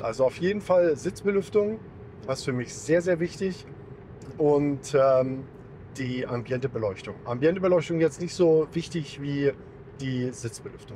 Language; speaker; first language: German; native; German